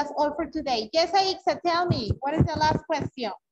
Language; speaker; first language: English; non-native, fluent; Spanish